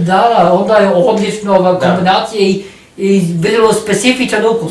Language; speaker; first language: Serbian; non-native, learner; Norwegian